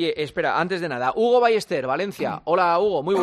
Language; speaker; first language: Spanish; native; Spanish